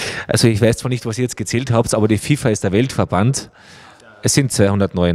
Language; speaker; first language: German; native; German